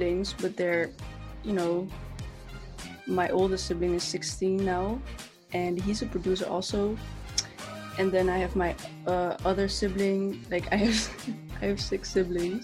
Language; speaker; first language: English; non-native, fluent; Dutch